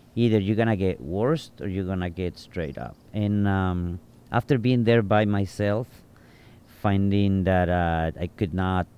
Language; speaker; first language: English; non-native, fluent; Spanish